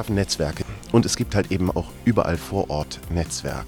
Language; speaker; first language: German; native; German